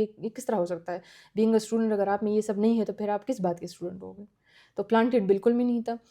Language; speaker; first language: Urdu; non-native, local second language; Pashto